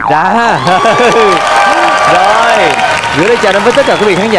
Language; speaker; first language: Vietnamese; native; Vietnamese